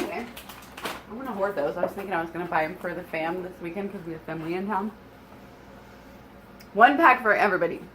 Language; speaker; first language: English; native; English